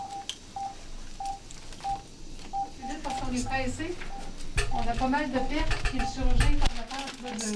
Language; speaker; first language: French; native; French